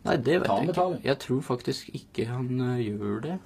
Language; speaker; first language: Norwegian; native; Norwegian